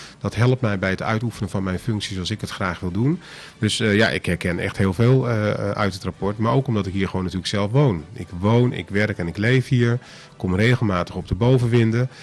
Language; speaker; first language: Dutch; non-native, local second language; Papiamento